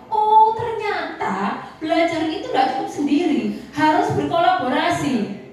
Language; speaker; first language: Indonesian; native; Indonesian